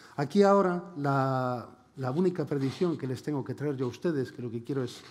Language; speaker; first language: Spanish; native; Spanish